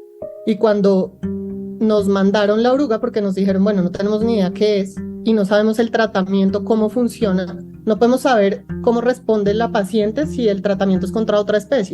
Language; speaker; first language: Spanish; native; Spanish